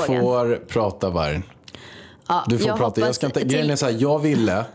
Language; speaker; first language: Swedish; early bilingual, other home language; Spanish